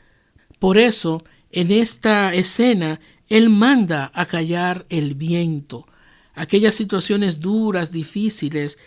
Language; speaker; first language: Spanish; native; Spanish